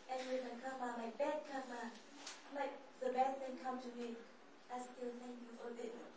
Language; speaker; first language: English; non-native, learner; Vietnamese